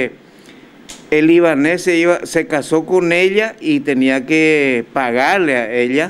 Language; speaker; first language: Spanish; native; Spanish